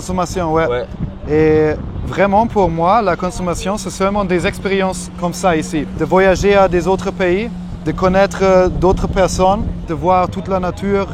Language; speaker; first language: French; non-native, learner; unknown